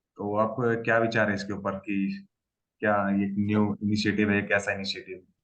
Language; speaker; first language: Hindi; native; Hindi